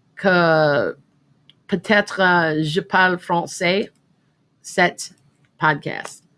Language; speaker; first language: French; non-native, learner; English